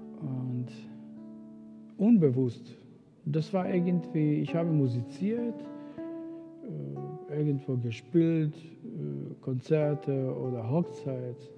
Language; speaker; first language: German; non-native, fluent; Romany